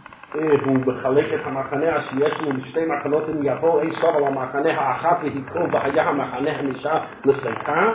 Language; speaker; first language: Hebrew; non-native, fluent; English